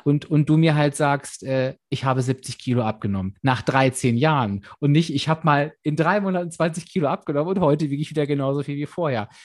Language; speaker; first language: German; native; German